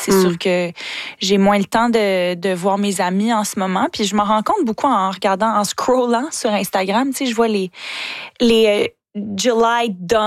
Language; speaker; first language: French; native; French